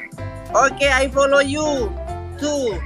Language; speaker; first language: English; non-native, learner; Indonesian